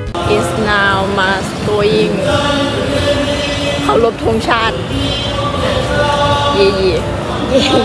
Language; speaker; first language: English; non-native, learner; Thai